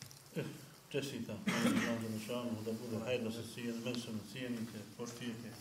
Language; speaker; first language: Bosnian; native; Bosnian